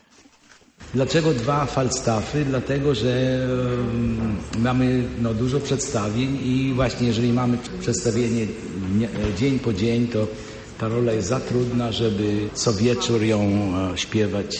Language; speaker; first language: Polish; early bilingual, heritage; Polish